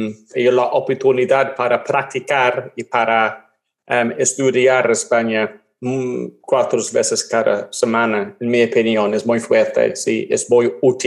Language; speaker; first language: Spanish; non-native, learner; English